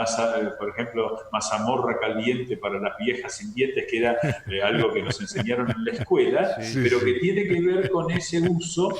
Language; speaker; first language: Spanish; native; Spanish